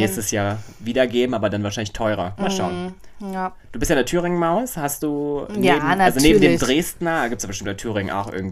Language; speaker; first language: German; native; German